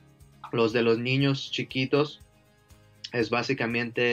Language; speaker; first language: Spanish; early bilingual, heritage; Spanish